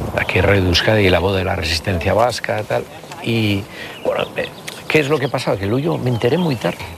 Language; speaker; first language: Spanish; native; Spanish